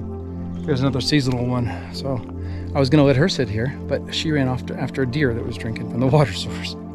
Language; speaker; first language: English; native; English